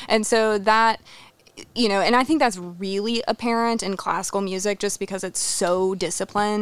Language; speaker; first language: English; native; English